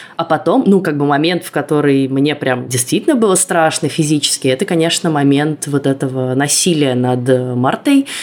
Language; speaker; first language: Russian; native; Russian